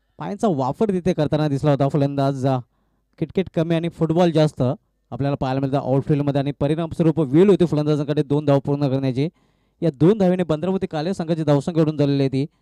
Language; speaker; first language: Marathi; native; Marathi